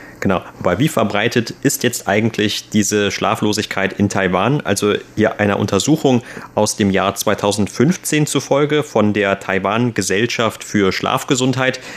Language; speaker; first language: German; native; German